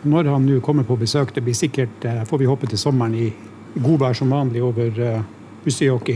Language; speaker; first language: Norwegian; native; Norwegian